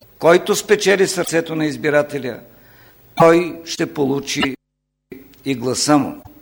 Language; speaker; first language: Bulgarian; non-native, local second language; Turkish